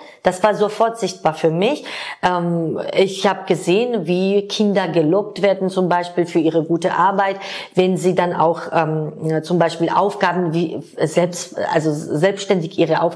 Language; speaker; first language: German; non-native, fluent; Georgian